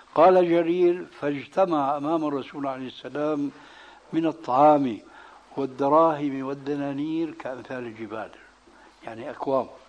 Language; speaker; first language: Arabic; early bilingual, other home language; Albanian